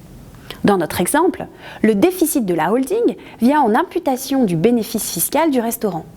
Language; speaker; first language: French; native; French